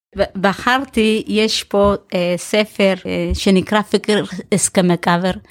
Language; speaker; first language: Hebrew; early bilingual, other home language; Amharic